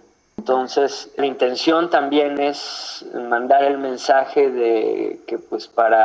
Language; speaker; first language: Spanish; native; Spanish